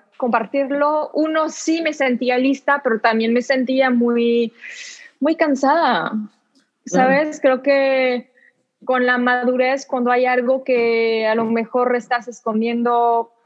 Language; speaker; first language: Spanish; non-native, fluent; French